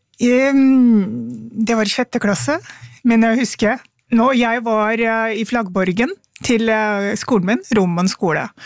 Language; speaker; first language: Norwegian; early bilingual, other home language; Punjabi